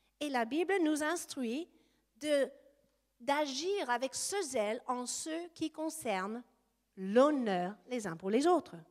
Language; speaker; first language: French; non-native, fluent; English